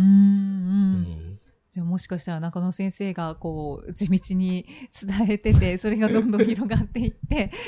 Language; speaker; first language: Japanese; native; Japanese